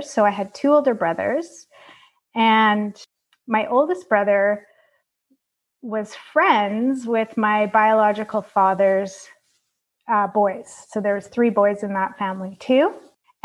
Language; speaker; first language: English; native; English